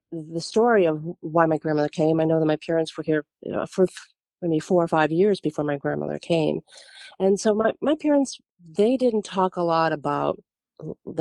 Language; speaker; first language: English; early bilingual, other home language; German